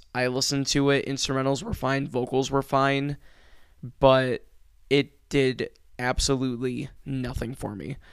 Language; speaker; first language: English; early bilingual, other home language; Spanish